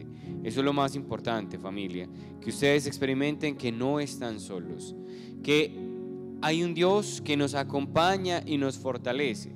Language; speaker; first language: Spanish; native; Spanish